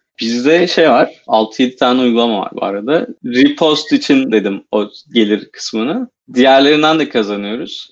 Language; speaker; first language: Turkish; native; Turkish